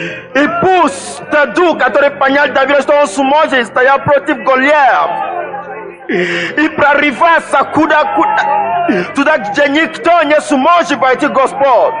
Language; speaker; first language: Russian; non-native, fluent; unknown